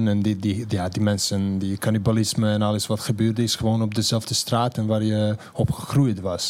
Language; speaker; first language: Dutch; non-native, fluent; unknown